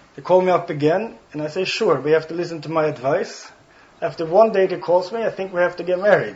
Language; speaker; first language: English; non-native, fluent; Swedish